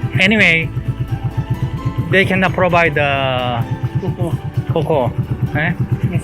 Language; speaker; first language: English; non-native, learner; Korean